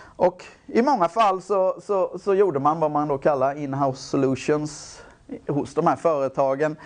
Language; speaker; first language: Swedish; native; Swedish